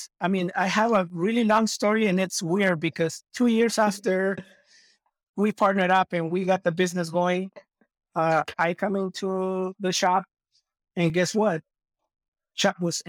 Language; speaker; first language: English; non-native, fluent; Spanish